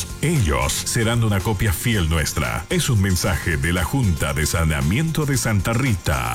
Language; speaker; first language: Spanish; native; Spanish